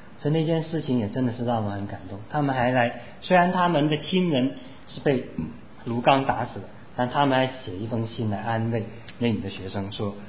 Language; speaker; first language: Chinese; non-native, local second language; Cantonese